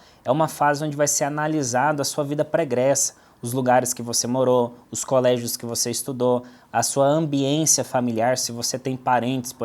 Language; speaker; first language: Portuguese; native; Portuguese